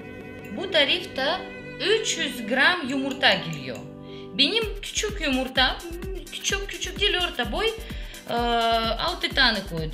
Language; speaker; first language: Turkish; non-native, learner; Russian